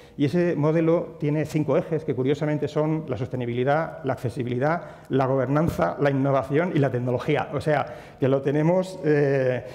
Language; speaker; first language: Spanish; native; Spanish